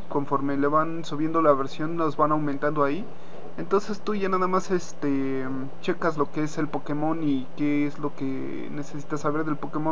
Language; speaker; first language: Spanish; native; Spanish